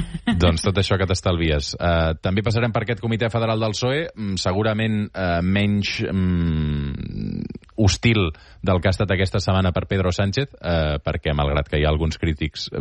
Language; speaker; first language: Catalan; native; Catalan